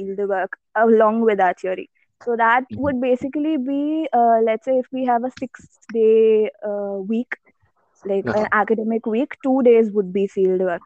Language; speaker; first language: English; non-native, local second language; Malayalam